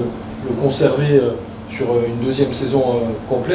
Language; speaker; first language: French; native; French